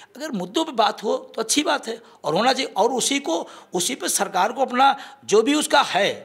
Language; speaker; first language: Hindi; native; Hindi